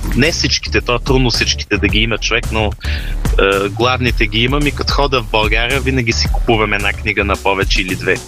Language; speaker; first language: Bulgarian; early bilingual, heritage; Bulgarian